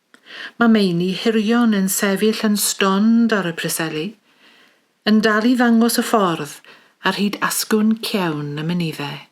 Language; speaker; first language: Welsh; native; Welsh